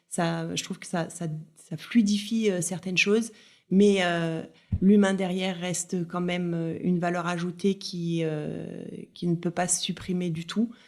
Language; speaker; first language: French; native; French